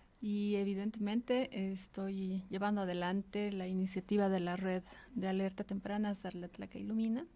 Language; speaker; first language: Spanish; native; Spanish